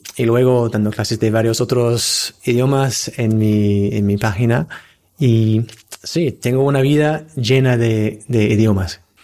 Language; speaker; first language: Spanish; non-native, fluent; English